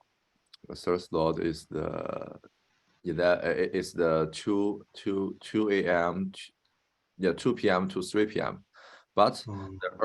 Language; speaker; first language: English; non-native, fluent; Chinese